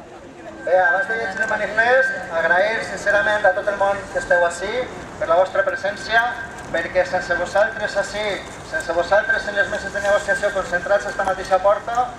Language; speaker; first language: Catalan; native; Catalan